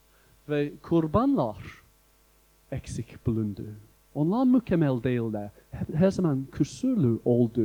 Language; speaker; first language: Turkish; non-native, fluent; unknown